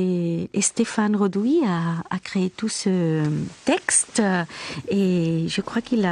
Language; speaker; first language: French; non-native, fluent; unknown